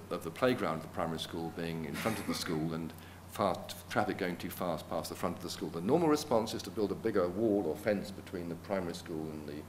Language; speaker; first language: English; native; English